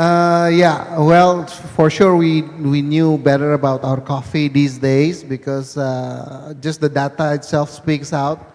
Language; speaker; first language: English; non-native, fluent; Indonesian